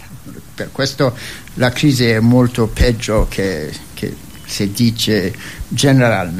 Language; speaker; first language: Italian; non-native, fluent; English